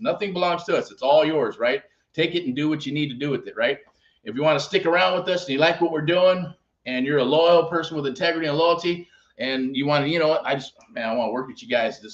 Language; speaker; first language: English; native; English